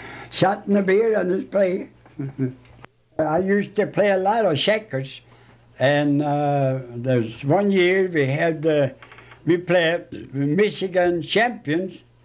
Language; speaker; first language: English; non-native, fluent; Swedish